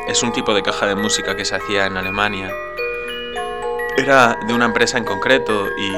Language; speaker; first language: Spanish; native; Spanish